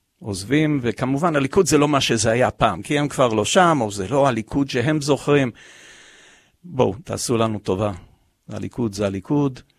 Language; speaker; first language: Hebrew; early bilingual, other home language; English